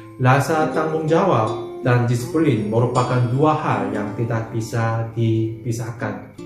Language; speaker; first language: Indonesian; non-native, fluent; Korean